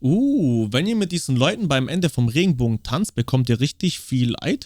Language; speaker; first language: German; native; German